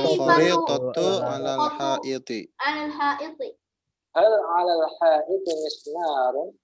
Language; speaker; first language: Arabic; non-native, learner; Indonesian